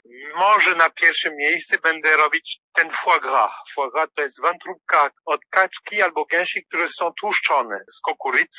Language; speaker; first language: Polish; non-native, fluent; French